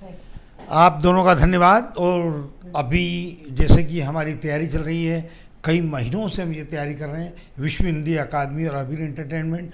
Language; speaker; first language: Hindi; native; Hindi